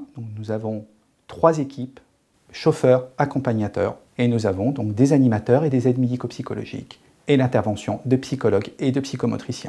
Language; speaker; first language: French; native; French